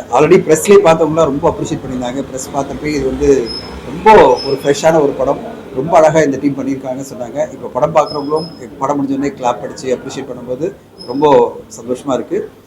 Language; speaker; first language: Tamil; native; Tamil